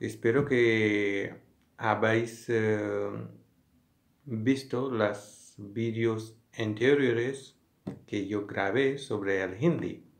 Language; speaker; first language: Spanish; non-native, learner; Hindi